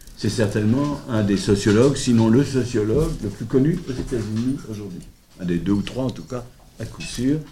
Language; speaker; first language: French; native; French